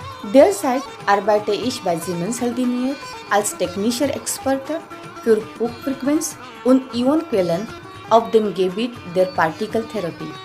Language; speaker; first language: German; non-native, fluent; Marathi